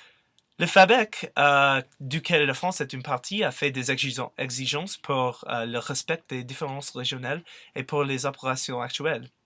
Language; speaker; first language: French; non-native, learner; English